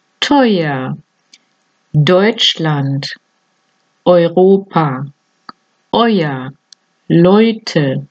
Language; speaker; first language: German; non-native, fluent; Spanish